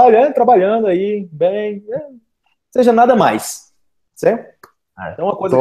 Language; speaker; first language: Portuguese; native; Portuguese